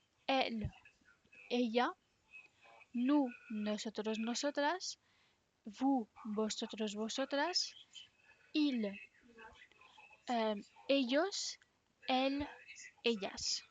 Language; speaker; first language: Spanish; non-native, fluent; French